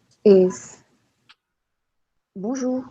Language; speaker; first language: French; non-native, fluent; Spanish